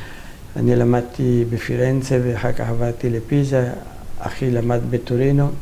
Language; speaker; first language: Hebrew; non-native, fluent; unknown